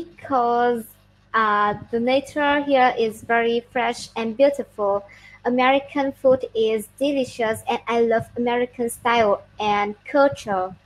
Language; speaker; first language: English; non-native, learner; Vietnamese